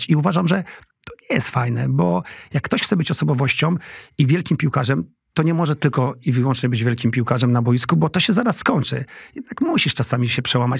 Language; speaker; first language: Polish; native; Polish